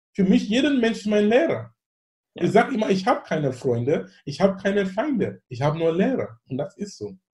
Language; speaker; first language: German; non-native, fluent; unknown